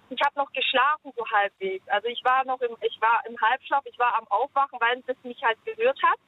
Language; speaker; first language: German; native; German